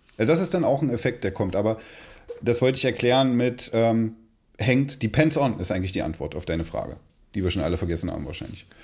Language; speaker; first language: German; native; German